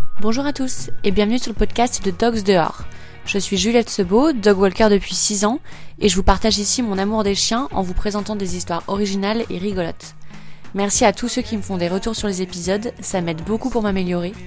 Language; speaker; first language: French; native; French